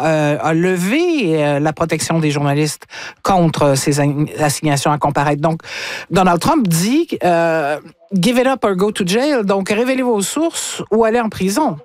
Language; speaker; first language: French; native; French